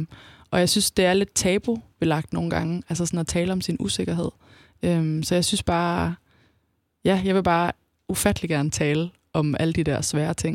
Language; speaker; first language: Danish; native; Danish